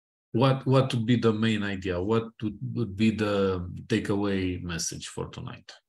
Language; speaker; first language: English; non-native, fluent; Romanian